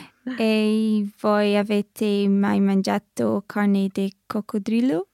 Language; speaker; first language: Italian; non-native, learner; English